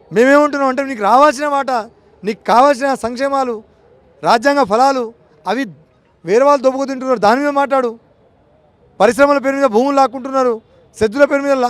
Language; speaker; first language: Telugu; non-native, local second language; Lambadi